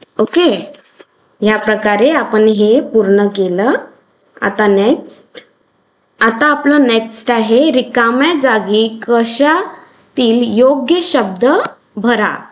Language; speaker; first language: Marathi; non-native, local second language; Hindi